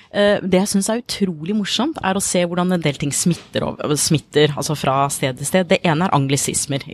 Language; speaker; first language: Norwegian; non-native, fluent; English